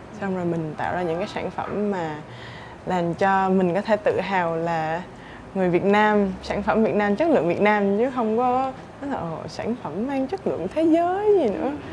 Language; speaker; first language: Vietnamese; native; Vietnamese